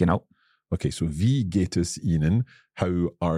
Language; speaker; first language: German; non-native, fluent; English